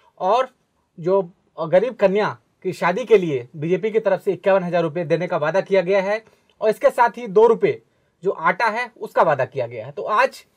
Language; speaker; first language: Hindi; native; Hindi